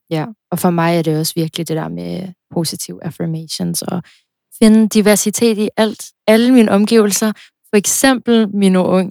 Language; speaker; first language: Danish; early bilingual, other home language; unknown